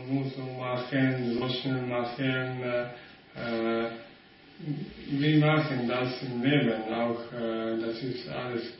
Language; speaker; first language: German; non-native, learner; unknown